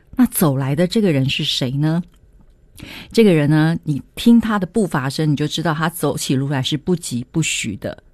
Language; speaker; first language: Chinese; native; Chinese